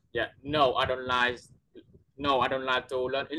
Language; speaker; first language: English; non-native, learner; Vietnamese